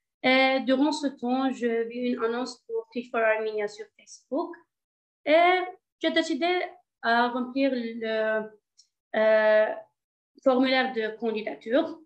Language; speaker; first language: French; non-native, learner; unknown